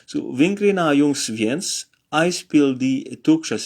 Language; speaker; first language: Latvian; non-native, learner; Morisyen